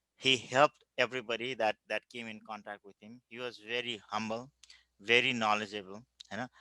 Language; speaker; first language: English; non-native, local second language; Nepali